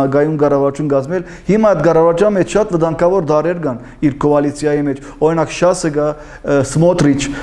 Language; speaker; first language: Armenian; early bilingual, heritage; Armenian